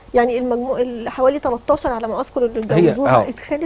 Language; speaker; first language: Arabic; native; Arabic